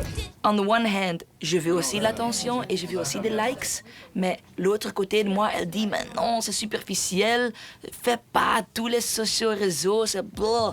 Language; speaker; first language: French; non-native, local second language; Dutch